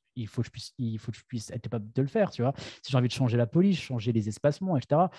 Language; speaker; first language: French; native; French